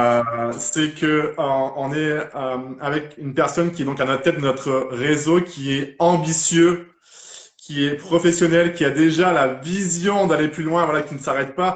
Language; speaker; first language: French; native; French